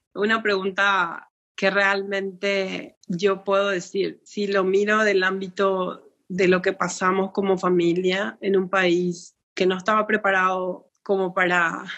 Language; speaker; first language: Spanish; native; Spanish